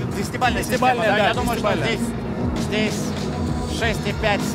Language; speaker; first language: Russian; native; Russian